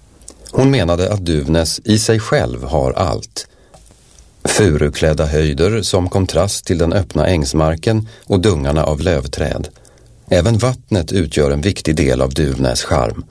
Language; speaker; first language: Swedish; native; Swedish